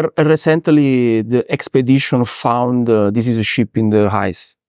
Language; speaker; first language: English; non-native, learner; Italian